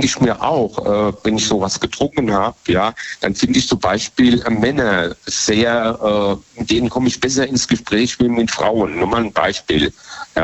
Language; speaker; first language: German; native; German